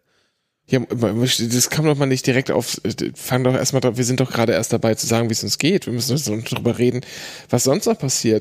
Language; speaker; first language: German; native; German